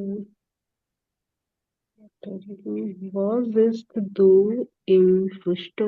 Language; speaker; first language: German; non-native, learner; Hindi